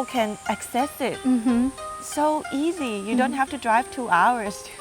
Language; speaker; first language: English; non-native, fluent; Thai